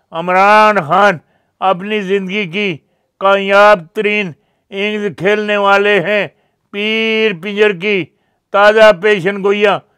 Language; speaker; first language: Urdu; non-native, local second language; Punjabi